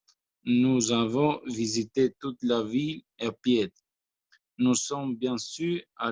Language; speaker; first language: French; non-native, learner; Albanian